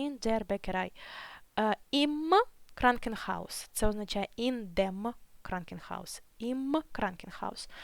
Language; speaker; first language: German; non-native, fluent; Ukrainian